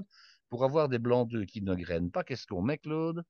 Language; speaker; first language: French; native; French